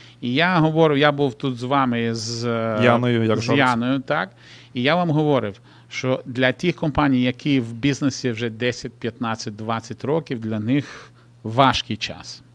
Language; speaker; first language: Ukrainian; non-native, local second language; Russian